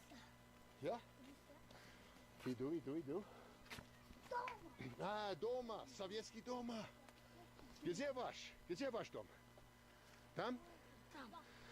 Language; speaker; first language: Russian; non-native, learner; English